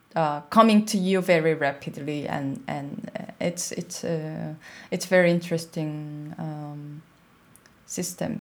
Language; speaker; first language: English; non-native, fluent; Korean